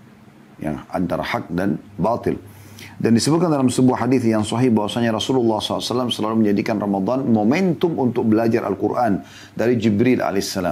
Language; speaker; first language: Indonesian; native; Indonesian